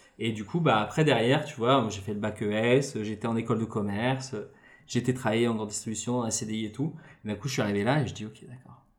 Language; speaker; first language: French; native; French